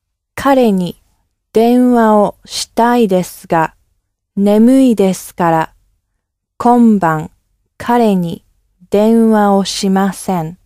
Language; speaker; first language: Japanese; non-native, learner; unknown